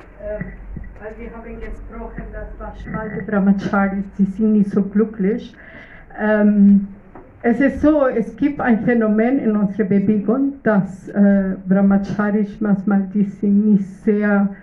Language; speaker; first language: German; non-native, fluent; Russian